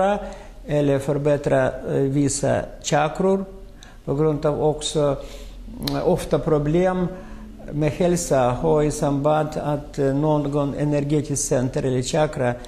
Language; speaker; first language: Swedish; non-native, fluent; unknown